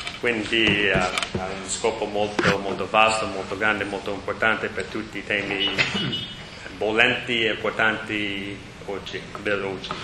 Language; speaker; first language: Italian; non-native, learner; English